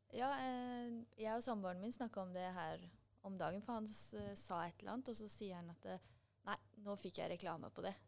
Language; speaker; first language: Norwegian; native; Norwegian